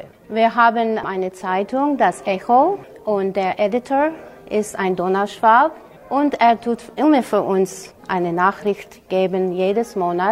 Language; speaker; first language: German; early bilingual, heritage; German